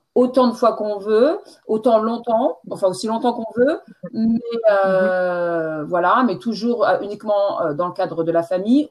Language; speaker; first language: French; native; French